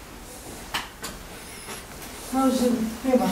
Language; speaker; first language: French; non-native, local second language; Arabic